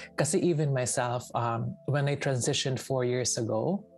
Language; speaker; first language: English; non-native, local second language; Filipino